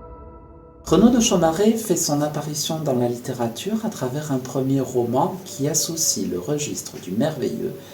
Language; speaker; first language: French; native; French